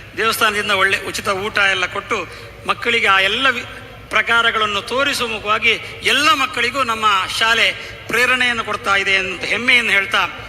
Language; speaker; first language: Kannada; non-native, local second language; Tulu